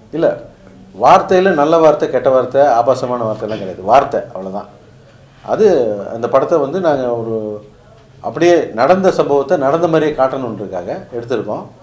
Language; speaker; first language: Tamil; native; Tamil